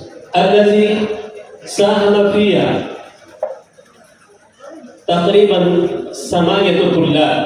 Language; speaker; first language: Arabic; non-native, fluent; Urdu